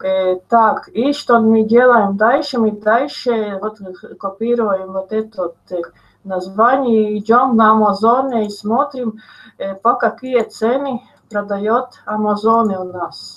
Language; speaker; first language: Russian; non-native, local second language; Latvian